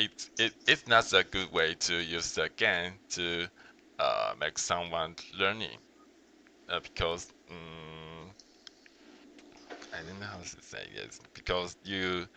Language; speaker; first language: English; non-native, learner; Chinese